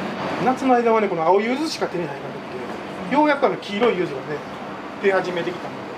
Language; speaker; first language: Japanese; native; Japanese